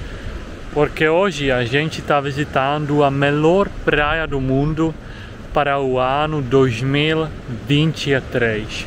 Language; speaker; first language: Portuguese; non-native, fluent; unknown